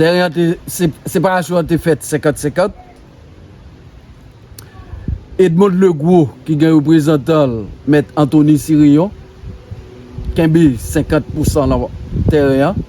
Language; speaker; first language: French; non-native, local second language; Haitian Creole